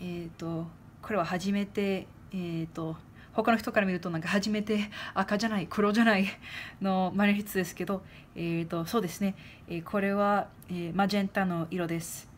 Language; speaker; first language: Japanese; non-native, fluent; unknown